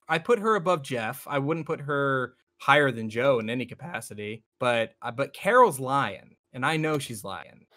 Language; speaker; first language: English; native; English